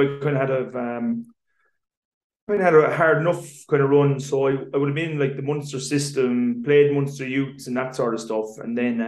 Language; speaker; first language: English; native; English